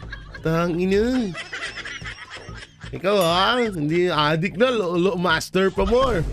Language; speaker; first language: Filipino; native; Filipino